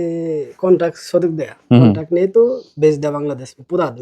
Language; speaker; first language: Hindi; non-native, learner; Bangla